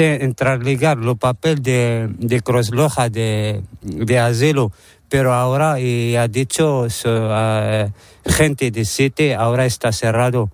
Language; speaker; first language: Spanish; non-native, learner; Arabic